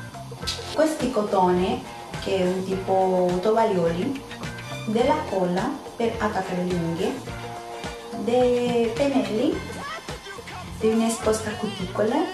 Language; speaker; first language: Italian; non-native, fluent; Spanish